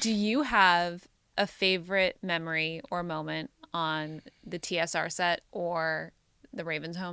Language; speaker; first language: English; native; English